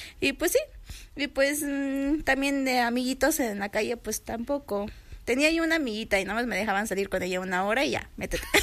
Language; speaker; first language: Spanish; early bilingual, heritage; Spanish